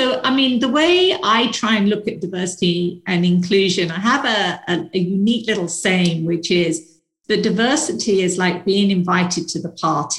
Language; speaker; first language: English; native; English